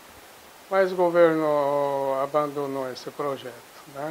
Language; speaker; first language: Portuguese; non-native, fluent; Japanese